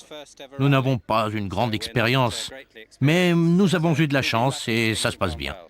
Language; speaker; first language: French; native; French